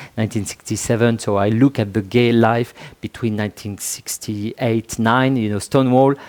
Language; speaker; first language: English; non-native, fluent; French